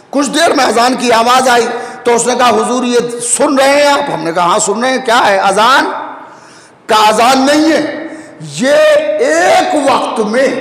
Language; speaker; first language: Urdu; native; Urdu